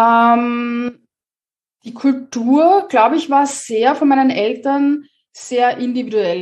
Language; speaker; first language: German; native; German